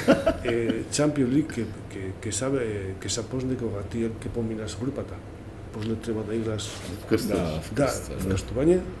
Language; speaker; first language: Macedonian; non-native, learner; Spanish